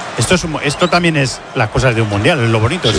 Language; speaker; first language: Spanish; native; Spanish